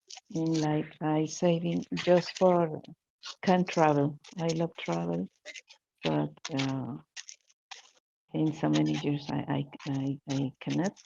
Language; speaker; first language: English; non-native, learner; Spanish